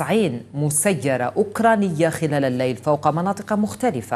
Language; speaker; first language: Arabic; native; Arabic